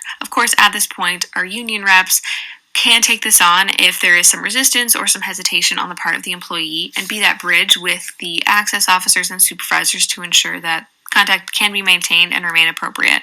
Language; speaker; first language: English; native; English